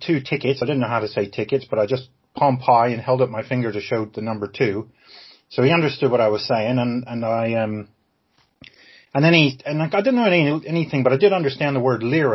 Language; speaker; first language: English; native; English